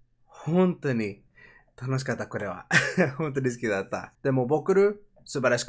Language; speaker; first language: Japanese; non-native, learner; Spanish